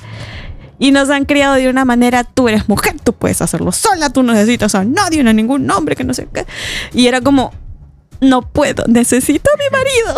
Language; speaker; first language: Spanish; native; Spanish